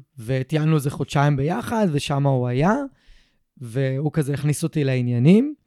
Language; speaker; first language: Hebrew; native; Hebrew